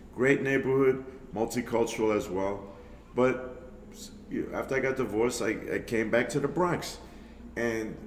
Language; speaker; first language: English; early bilingual, other home language; Spanish